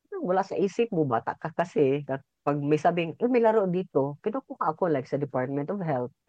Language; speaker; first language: Filipino; non-native, local second language; Cebuano